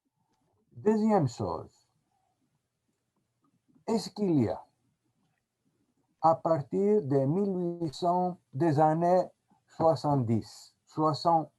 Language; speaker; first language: French; non-native, fluent; Greek